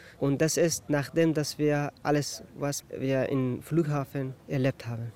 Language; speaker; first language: German; non-native, fluent; Persian